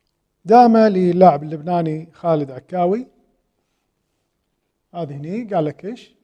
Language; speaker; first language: Arabic; native; Arabic